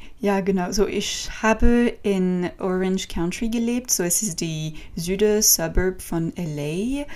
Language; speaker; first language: German; non-native, learner; French